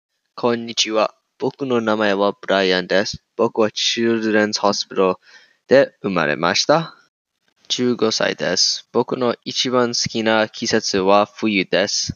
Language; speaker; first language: Japanese; non-native, learner; English